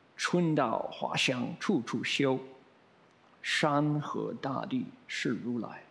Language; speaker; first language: English; native; English